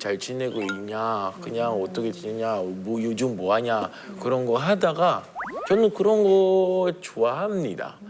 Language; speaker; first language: Korean; non-native, fluent; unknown